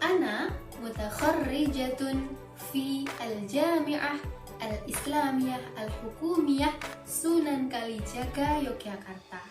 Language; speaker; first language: Arabic; non-native, fluent; Indonesian